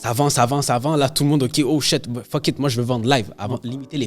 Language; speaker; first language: French; native; French